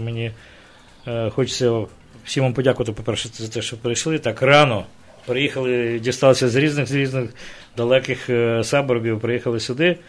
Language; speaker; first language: Ukrainian; native; Ukrainian